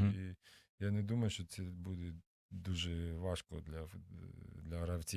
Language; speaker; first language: Ukrainian; non-native, local second language; Russian